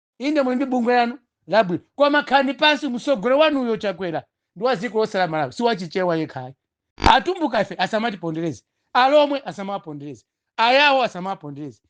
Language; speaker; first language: Nyanja; non-native, local second language; Tumbuka